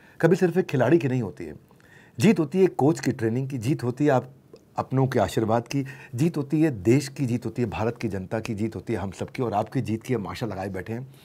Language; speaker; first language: Hindi; native; Hindi